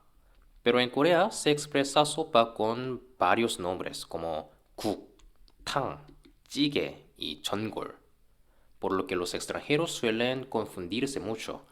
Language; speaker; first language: Spanish; non-native, fluent; Korean